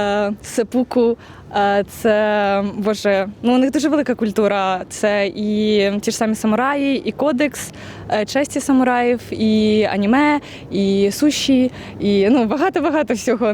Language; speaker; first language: Ukrainian; native; Ukrainian